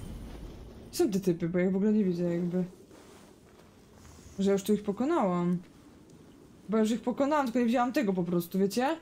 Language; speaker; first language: Polish; native; Polish